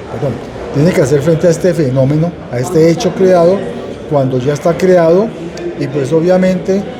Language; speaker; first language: Spanish; native; Spanish